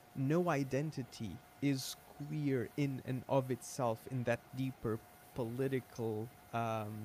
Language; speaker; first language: English; non-native, fluent; Portuguese